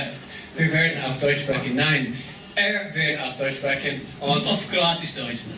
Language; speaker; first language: German; non-native, fluent; Croatian